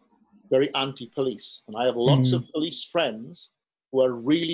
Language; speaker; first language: English; native; English